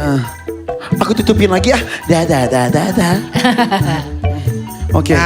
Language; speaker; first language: Indonesian; native; Indonesian